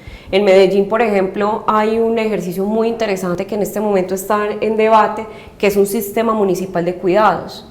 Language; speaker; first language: Spanish; native; Spanish